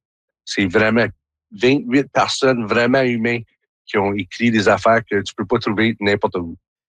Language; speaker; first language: French; native; French